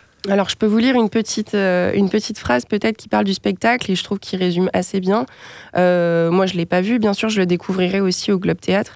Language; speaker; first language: French; native; French